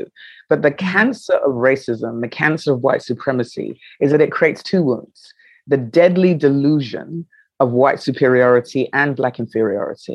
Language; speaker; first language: English; native; English